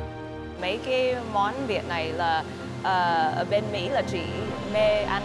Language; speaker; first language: Vietnamese; early bilingual, heritage; English